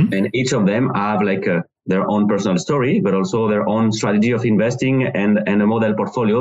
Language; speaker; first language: English; non-native, fluent; French